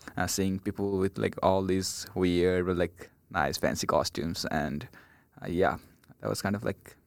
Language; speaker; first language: English; non-native, local second language; Nepali